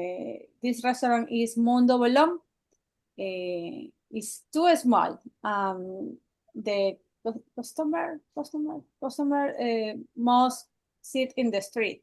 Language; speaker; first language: English; non-native, learner; Spanish